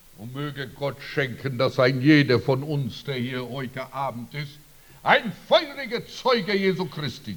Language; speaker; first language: German; early bilingual, heritage; German